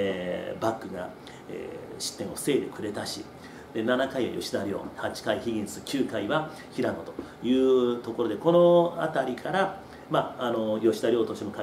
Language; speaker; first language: Japanese; native; Japanese